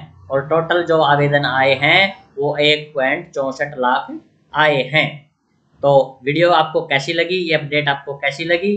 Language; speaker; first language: Hindi; native; Hindi